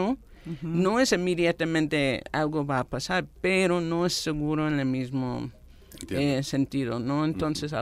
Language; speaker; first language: Spanish; non-native, fluent; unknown